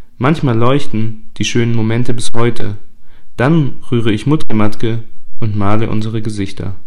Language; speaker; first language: German; native; German